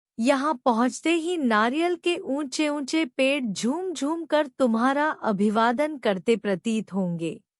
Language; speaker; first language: Hindi; native; Hindi